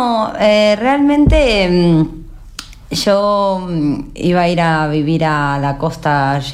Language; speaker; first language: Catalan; non-native, learner; Spanish